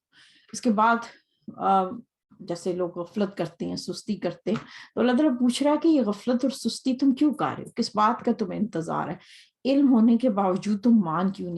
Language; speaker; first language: Urdu; native; Urdu